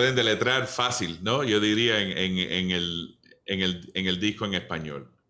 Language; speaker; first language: Spanish; early bilingual, other home language; English